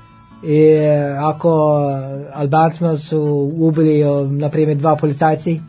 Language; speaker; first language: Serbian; non-native, learner; Norwegian